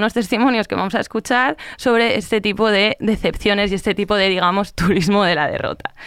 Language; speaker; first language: Spanish; native; Spanish